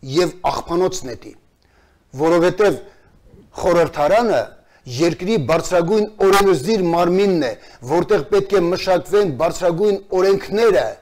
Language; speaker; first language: Armenian; native; Armenian